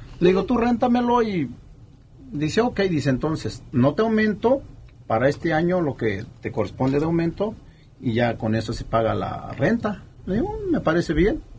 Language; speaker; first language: Spanish; native; Spanish